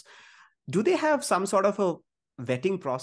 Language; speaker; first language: English; non-native, local second language; Malayalam